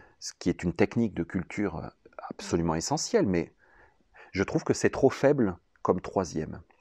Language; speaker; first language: French; native; French